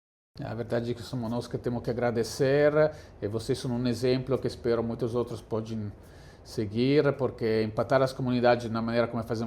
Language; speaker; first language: Portuguese; non-native, fluent; Italian